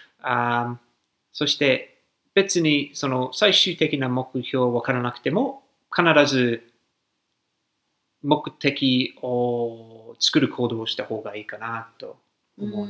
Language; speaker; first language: Japanese; non-native, fluent; English